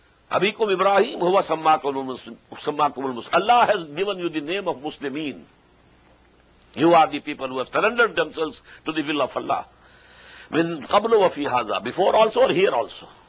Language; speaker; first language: English; non-native, local second language; Urdu